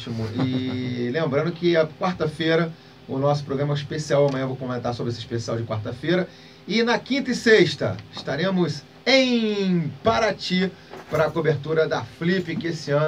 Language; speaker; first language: Portuguese; native; Portuguese